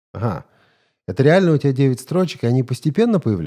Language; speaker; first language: Russian; native; Russian